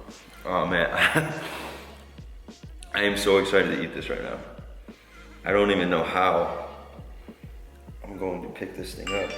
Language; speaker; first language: English; native; English